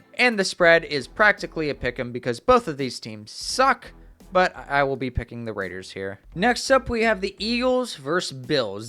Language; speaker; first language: English; native; English